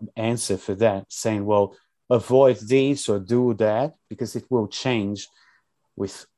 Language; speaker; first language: English; non-native, fluent; Portuguese